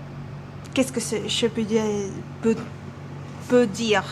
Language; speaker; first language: French; non-native, learner; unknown